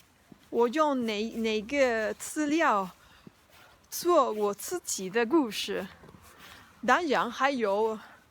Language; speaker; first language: Chinese; non-native, learner; Spanish